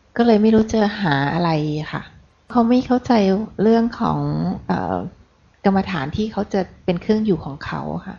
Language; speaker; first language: Thai; native; Thai